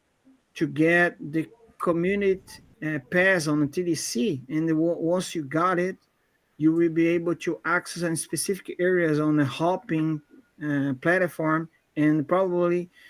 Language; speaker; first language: English; non-native, fluent; Portuguese